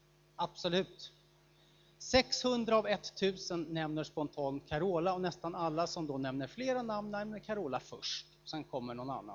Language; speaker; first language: Swedish; native; Swedish